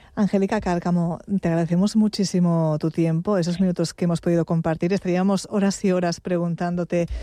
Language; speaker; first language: Spanish; non-native, local second language; Catalan